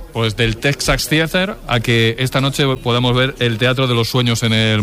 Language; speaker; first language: Spanish; native; Spanish